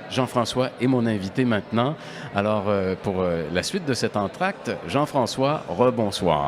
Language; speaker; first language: French; native; French